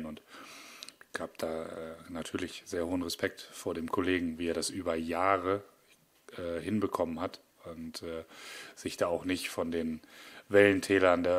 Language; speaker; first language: German; native; German